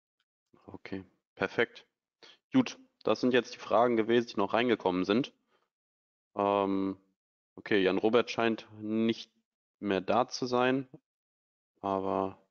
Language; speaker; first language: German; native; German